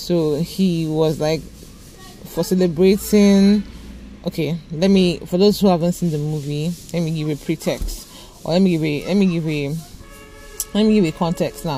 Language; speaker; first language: English; non-native, local second language; Igbo